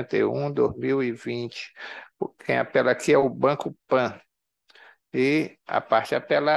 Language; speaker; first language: Portuguese; native; Portuguese